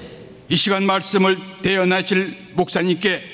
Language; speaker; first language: Korean; native; Korean